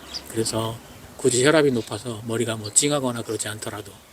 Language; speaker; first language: Korean; native; Korean